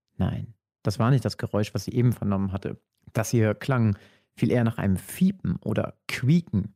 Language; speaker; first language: German; native; German